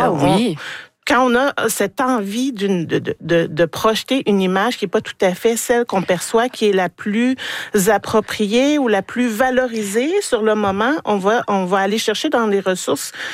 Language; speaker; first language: French; native; French